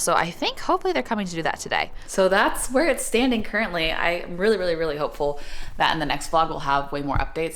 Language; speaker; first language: English; native; English